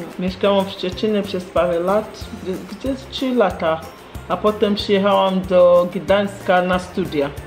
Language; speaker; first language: Polish; non-native, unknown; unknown